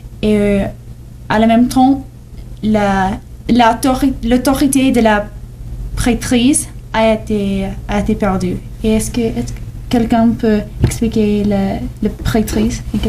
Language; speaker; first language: French; non-native, learner; English